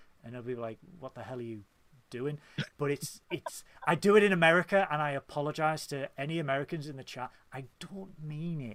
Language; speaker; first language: English; native; English